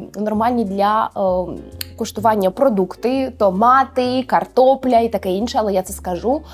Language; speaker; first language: Ukrainian; non-native, local second language; Russian